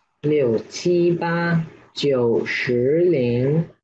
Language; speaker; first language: Chinese; non-native, learner; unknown